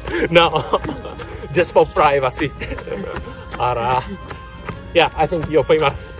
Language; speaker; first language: English; non-native, learner; Japanese